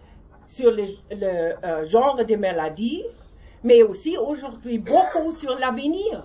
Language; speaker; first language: French; non-native, learner; German